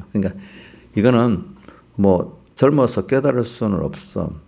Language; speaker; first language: Korean; native; Korean